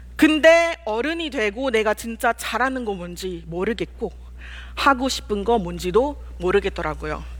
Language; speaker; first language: Korean; non-native, fluent; Malay